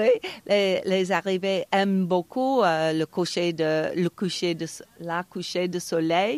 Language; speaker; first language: French; non-native, fluent; English